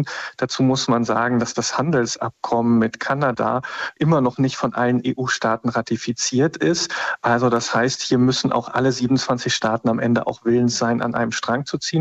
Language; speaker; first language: German; native; German